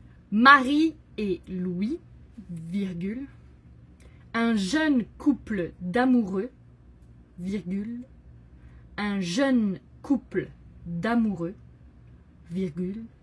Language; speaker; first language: French; native; French